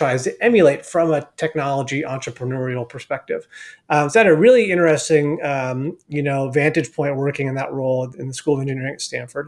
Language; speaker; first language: English; native; English